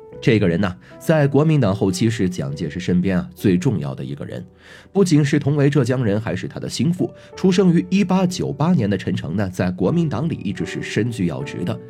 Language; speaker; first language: Chinese; native; Chinese